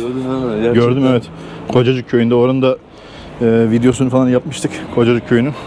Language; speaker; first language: Turkish; native; Turkish